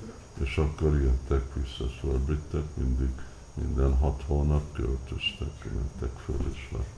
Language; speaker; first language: Hungarian; early bilingual, heritage; Hungarian